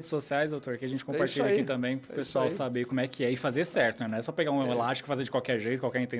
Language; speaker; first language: Portuguese; native; Portuguese